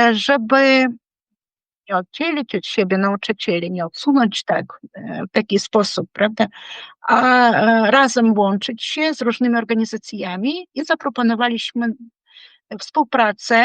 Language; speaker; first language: Polish; non-native, fluent; Ukrainian